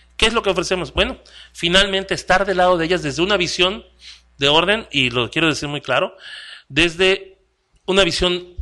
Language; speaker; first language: Spanish; native; Spanish